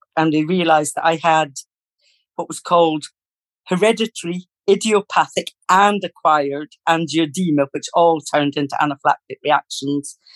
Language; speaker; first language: English; native; English